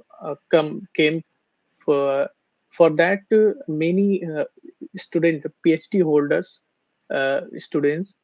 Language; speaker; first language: English; non-native, learner; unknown